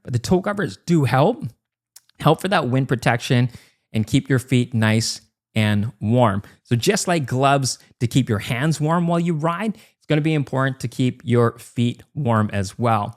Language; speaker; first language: English; native; English